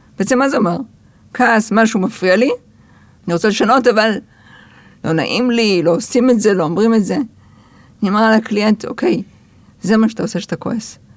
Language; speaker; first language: Hebrew; early bilingual, other home language; English